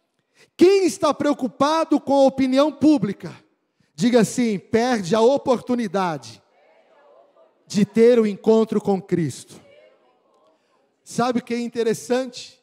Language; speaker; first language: Portuguese; native; Portuguese